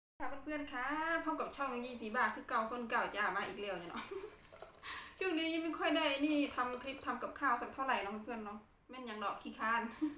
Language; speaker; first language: Thai; non-native, local second language; Khmer